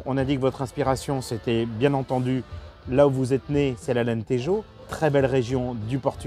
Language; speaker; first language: French; native; French